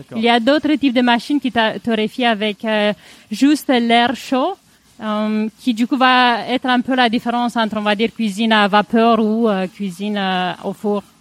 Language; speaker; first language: French; non-native, fluent; Romanian